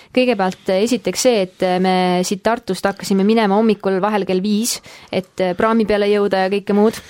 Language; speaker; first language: Estonian; early bilingual, heritage; Estonian